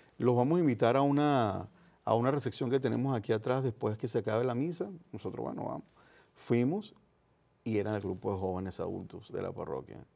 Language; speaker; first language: Spanish; native; Spanish